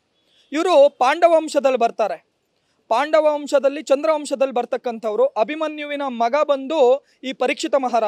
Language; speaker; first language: Kannada; native; Kannada